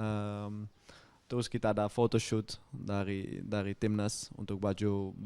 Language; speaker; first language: Indonesian; non-native, fluent; Dutch